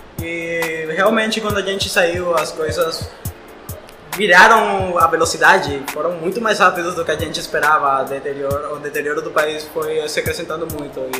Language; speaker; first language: Portuguese; non-native, fluent; Spanish